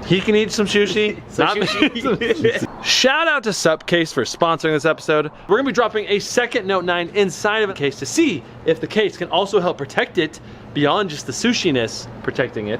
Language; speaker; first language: English; native; English